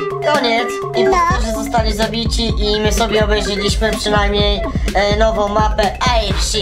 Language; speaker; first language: Polish; native; Polish